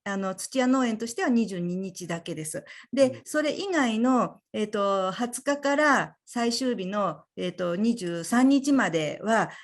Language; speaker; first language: Japanese; native; Japanese